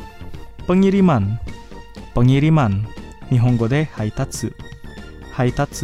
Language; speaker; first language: Japanese; non-native, fluent; Indonesian